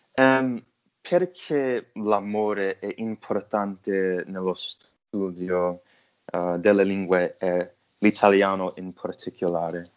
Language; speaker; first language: Italian; non-native, learner; English